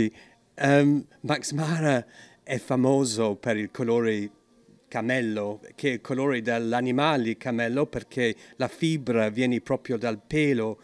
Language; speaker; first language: Italian; non-native, fluent; English